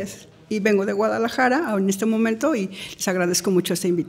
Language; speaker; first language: Spanish; native; Spanish